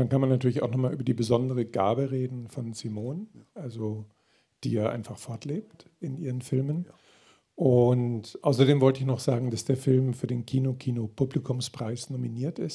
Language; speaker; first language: German; native; German